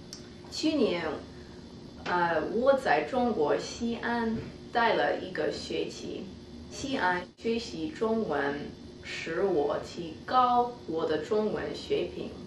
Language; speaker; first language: Chinese; non-native, learner; English